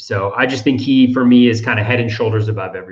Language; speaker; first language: English; native; English